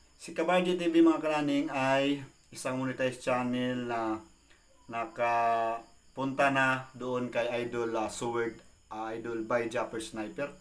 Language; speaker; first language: Filipino; non-native, local second language; Cebuano